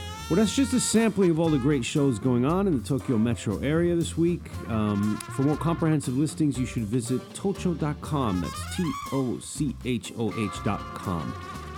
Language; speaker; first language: English; native; English